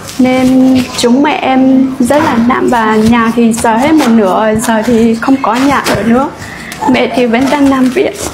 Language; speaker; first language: Vietnamese; non-native, local second language; Hmong